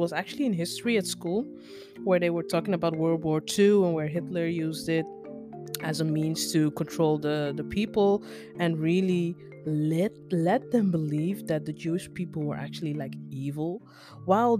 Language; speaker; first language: English; non-native, fluent; Dutch